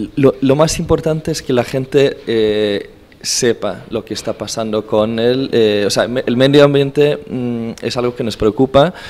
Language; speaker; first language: Spanish; non-native, fluent; Swedish